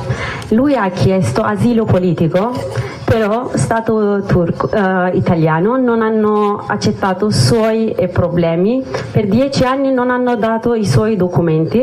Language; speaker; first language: Italian; non-native, learner; Kurdish